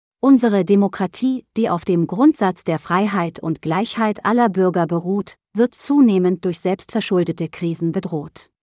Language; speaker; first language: German; native; German